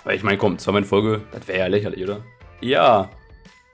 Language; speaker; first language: German; native; German